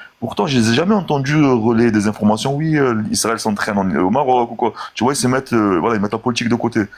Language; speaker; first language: French; early bilingual, other home language; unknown